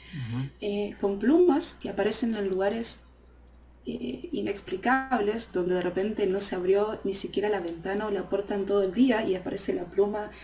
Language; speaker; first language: Spanish; native; Spanish